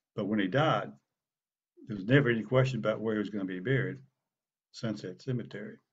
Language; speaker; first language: English; native; English